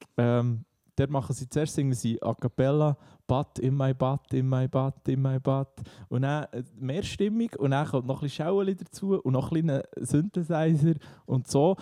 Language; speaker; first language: German; native; German